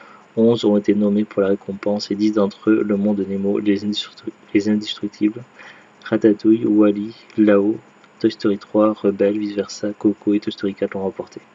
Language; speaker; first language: French; native; French